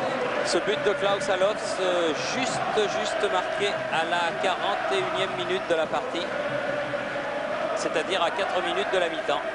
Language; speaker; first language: French; native; French